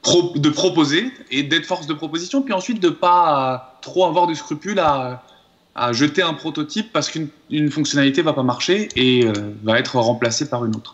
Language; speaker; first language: French; native; French